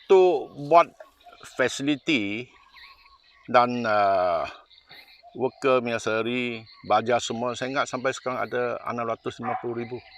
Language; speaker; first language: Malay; non-native, local second language; Chinese